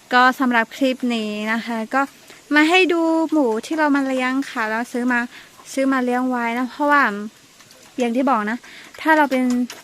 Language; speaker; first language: Thai; non-native, local second language; S'gaw Karen